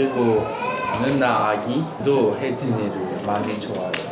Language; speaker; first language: Korean; non-native, fluent; Japanese